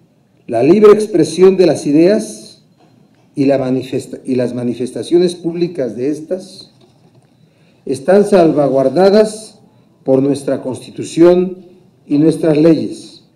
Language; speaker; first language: Spanish; native; Spanish